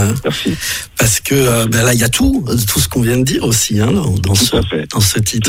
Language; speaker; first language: French; native; French